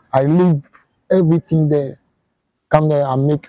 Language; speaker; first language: English; non-native, learner; French